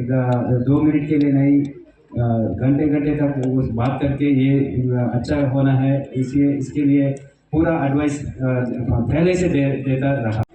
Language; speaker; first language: Hindi; non-native, local second language; Telugu